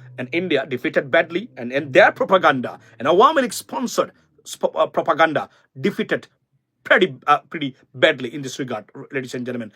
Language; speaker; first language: English; non-native, local second language; Bangla